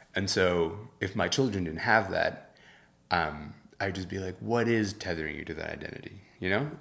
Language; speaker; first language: English; early bilingual, other home language; Arabic